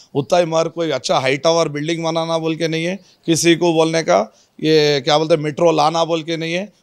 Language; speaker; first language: Hindi; non-native, local second language; Telugu